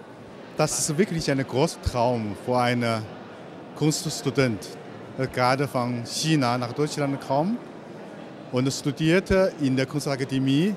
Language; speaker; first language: German; non-native, learner; Chinese